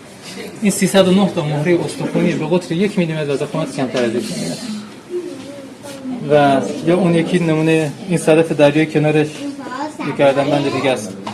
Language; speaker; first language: Persian; native; Persian